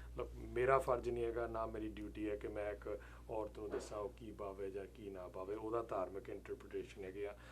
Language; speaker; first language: Punjabi; early bilingual, heritage; Punjabi